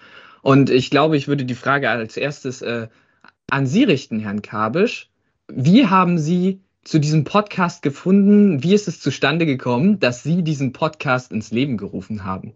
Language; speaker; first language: German; native; German